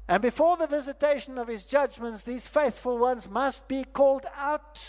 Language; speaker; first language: English; non-native, local second language; Afrikaans